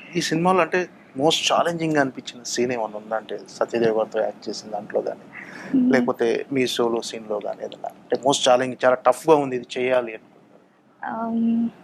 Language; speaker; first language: Telugu; native; Telugu